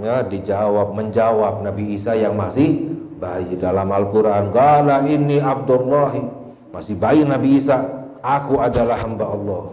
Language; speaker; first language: Indonesian; native; Indonesian